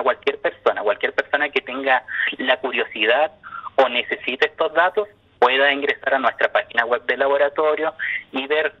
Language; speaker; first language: Spanish; native; Spanish